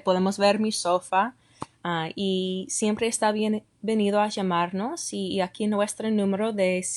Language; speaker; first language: Spanish; non-native, fluent; English